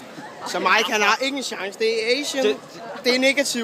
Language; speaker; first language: Danish; native; Danish